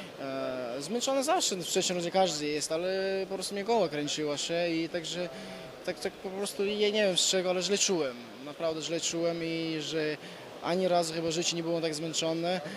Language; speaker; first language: Polish; non-native, fluent; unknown